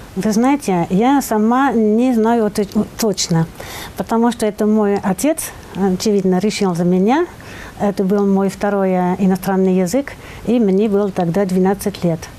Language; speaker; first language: Russian; non-native, fluent; French